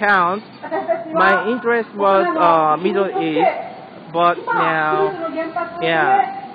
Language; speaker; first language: English; non-native, learner; Japanese